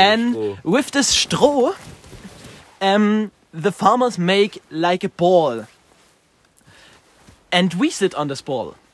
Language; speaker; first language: English; non-native, learner; German